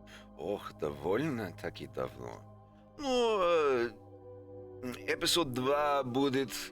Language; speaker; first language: Russian; non-native, learner; English